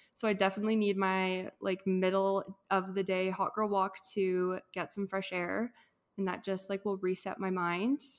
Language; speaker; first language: English; native; English